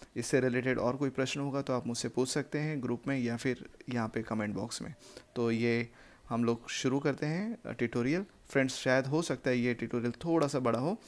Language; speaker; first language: Hindi; native; Hindi